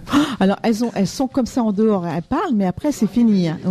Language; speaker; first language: French; native; French